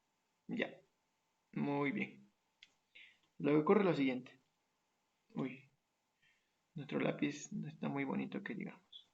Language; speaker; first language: Spanish; native; Spanish